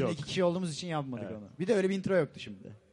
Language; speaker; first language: Turkish; native; Turkish